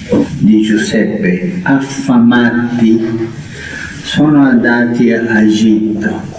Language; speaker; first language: Italian; early bilingual, heritage; Spanish